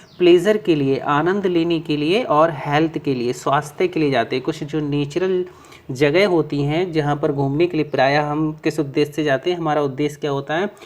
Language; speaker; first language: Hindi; native; Hindi